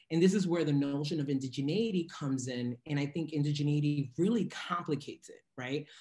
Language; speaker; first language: English; native; English